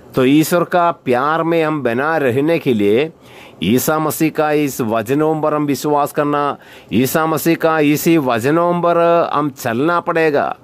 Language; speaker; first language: Hindi; non-native, local second language; Malayalam